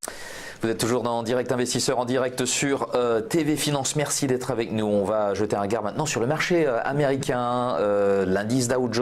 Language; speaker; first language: French; native; French